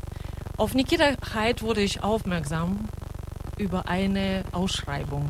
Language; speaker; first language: German; non-native, fluent; Russian